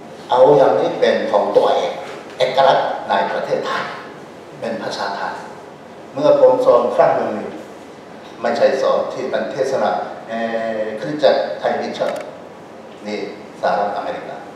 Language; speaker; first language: Thai; non-native, fluent; Korean